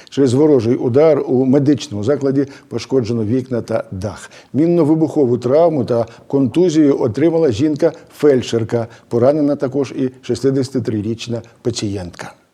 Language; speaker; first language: Ukrainian; native; Ukrainian